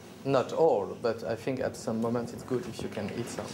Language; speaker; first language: English; non-native, fluent; French